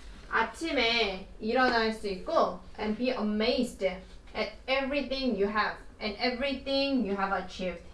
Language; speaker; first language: English; non-native, fluent; Korean